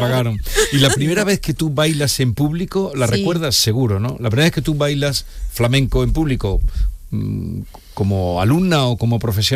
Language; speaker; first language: Spanish; native; Spanish